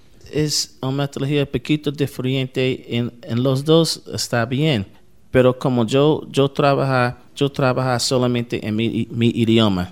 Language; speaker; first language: Spanish; non-native, learner; English